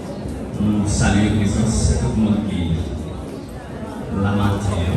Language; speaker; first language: French; non-native, local second language; Haitian Creole